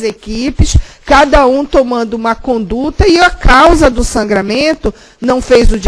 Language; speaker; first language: Portuguese; native; Portuguese